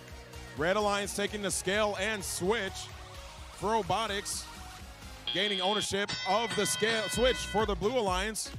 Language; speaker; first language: English; native; English